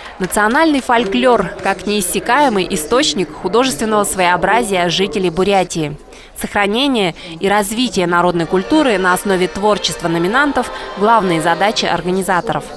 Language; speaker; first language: Russian; native; Russian